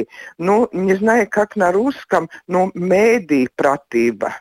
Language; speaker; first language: Russian; non-native, local second language; Latvian